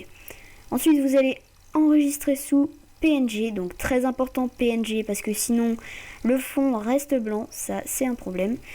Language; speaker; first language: French; native; French